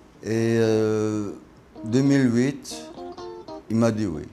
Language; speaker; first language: French; non-native, fluent; Korean